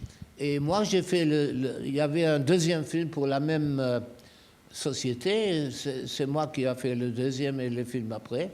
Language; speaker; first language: French; non-native, fluent; German